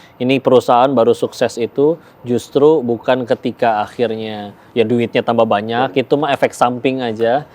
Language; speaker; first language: Indonesian; native; Indonesian